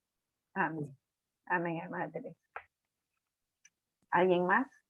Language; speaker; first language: Spanish; native; Spanish